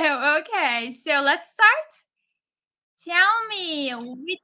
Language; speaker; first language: English; non-native, fluent; Turkish